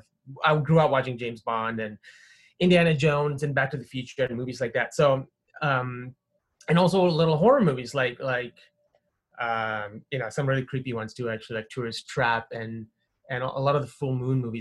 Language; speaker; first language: English; non-native, local second language; Tamil